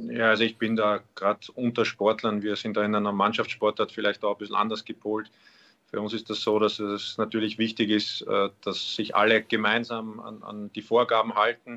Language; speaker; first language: German; native; German